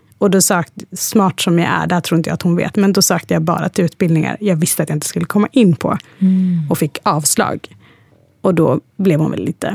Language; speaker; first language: Swedish; early bilingual, other home language; Arabic